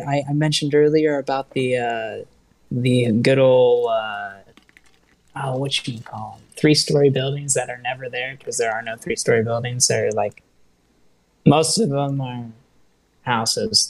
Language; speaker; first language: English; native; English